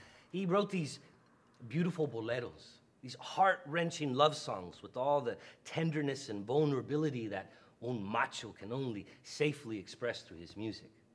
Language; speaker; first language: English; early bilingual, other home language; Spanish